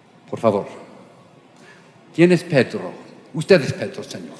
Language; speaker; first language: Spanish; non-native, learner; English